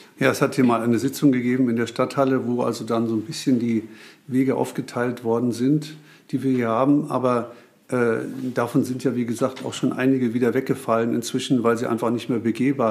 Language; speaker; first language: German; native; German